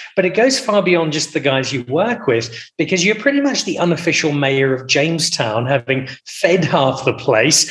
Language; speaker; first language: English; native; English